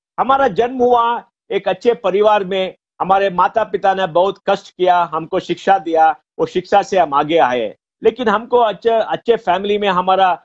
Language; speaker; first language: Hindi; non-native, local second language; Konkani